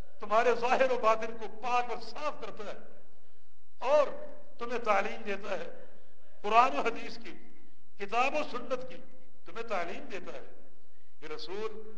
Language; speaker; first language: Urdu; native; Urdu